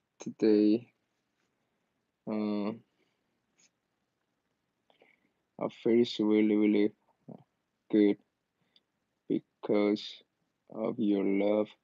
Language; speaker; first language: English; non-native, learner; Korean